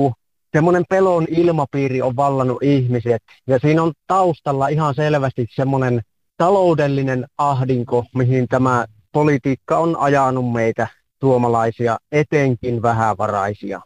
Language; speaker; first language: Finnish; native; Finnish